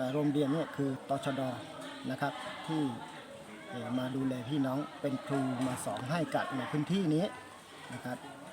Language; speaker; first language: Thai; non-native, local second language; S'gaw Karen